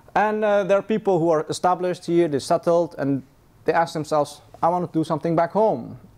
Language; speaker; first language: English; non-native, fluent; Persian